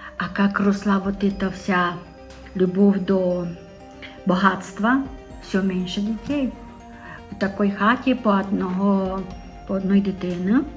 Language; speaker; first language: Ukrainian; non-native, local second language; Romanian